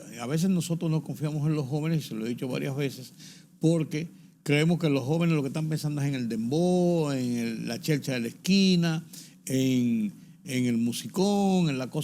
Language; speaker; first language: Spanish; native; Spanish